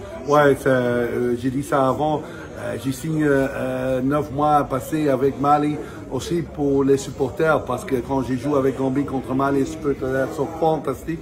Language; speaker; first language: French; non-native, fluent; Dutch